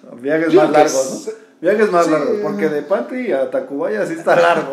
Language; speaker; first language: Spanish; native; Spanish